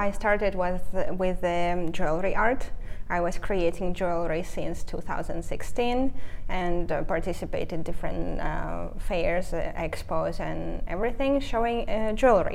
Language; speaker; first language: English; non-native, fluent; Russian